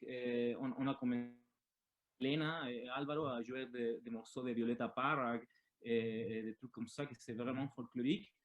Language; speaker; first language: French; non-native, learner; Spanish